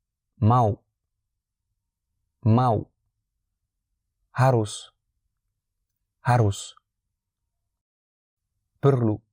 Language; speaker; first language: Indonesian; non-native, fluent; French